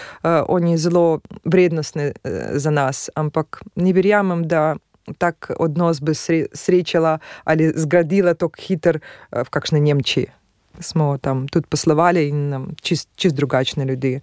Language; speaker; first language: Slovenian; early bilingual, other home language; Spanish